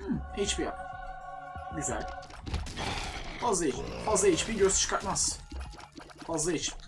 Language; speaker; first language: Turkish; native; Turkish